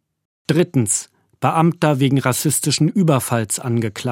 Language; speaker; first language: German; native; German